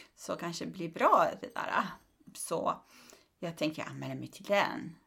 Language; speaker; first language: Swedish; non-native, fluent; Persian